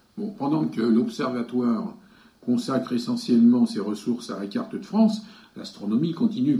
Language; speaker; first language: French; native; French